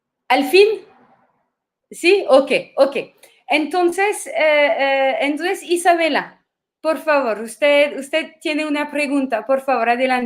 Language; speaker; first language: Spanish; non-native, fluent; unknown